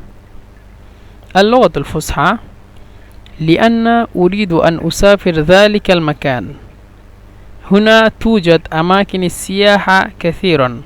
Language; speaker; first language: Egyptian Arabic; non-native, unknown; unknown